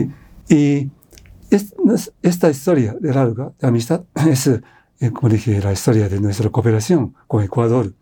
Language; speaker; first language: Spanish; non-native, fluent; Japanese